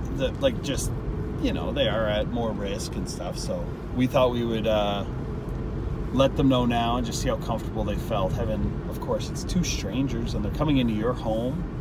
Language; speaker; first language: English; native; English